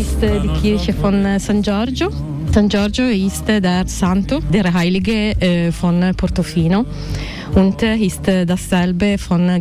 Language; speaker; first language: German; non-native, learner; Italian